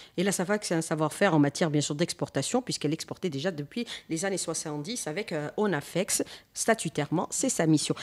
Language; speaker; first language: French; non-native, local second language; Arabic